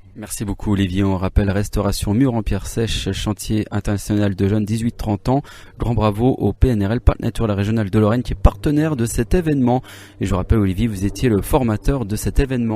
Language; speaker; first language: French; native; French